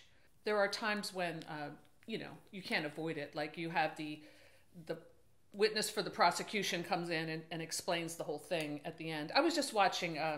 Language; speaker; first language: English; native; English